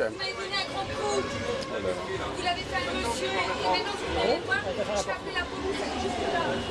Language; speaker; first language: French; native; French